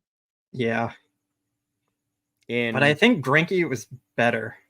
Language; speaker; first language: English; native; English